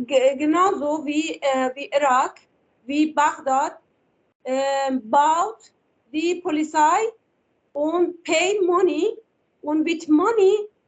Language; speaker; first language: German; non-native, learner; Persian